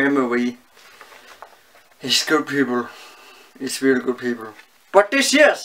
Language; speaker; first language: English; non-native, learner; Danish